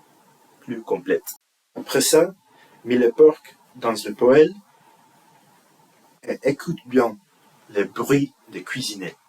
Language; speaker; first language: French; non-native, learner; English